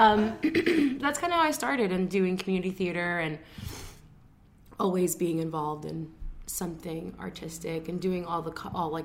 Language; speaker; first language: English; native; English